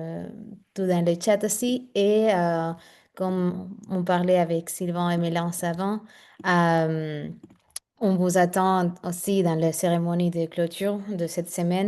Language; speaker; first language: French; non-native, fluent; Spanish